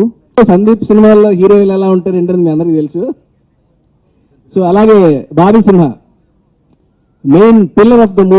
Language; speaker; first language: Telugu; native; Telugu